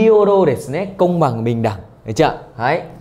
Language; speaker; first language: Japanese; non-native, fluent; Vietnamese